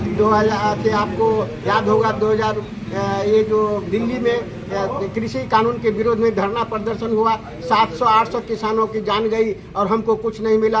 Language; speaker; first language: Hindi; native; Hindi